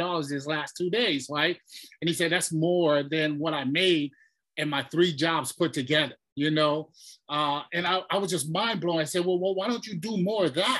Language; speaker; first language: English; early bilingual, other home language; Tongan